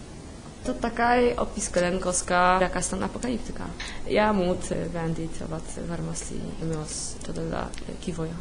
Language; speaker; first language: Finnish; non-native, learner; Polish